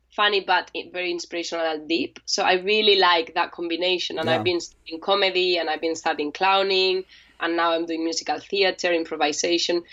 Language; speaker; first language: English; non-native, fluent; Spanish